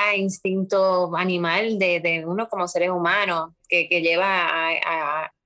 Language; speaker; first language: Spanish; native; Spanish